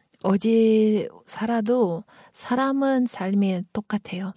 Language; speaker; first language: Korean; non-native, fluent; Kyrgyz